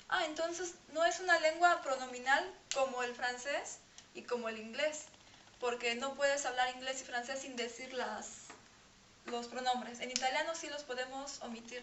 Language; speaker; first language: Spanish; non-native, fluent; French